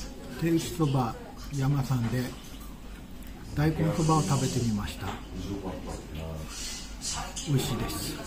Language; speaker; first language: Japanese; native; Japanese